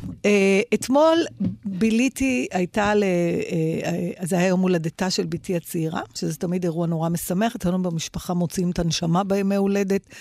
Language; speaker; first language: Hebrew; native; Hebrew